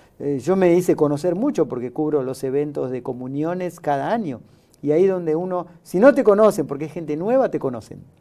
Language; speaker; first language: Spanish; native; Spanish